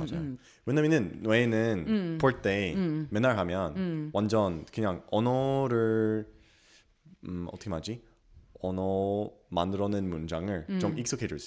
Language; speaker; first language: Korean; non-native, learner; English